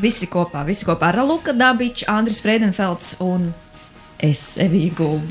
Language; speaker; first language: Latvian; native; Latvian